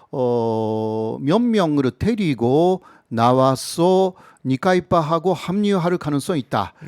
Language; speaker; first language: Korean; non-native, fluent; Japanese